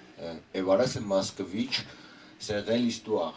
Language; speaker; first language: French; non-native, fluent; Armenian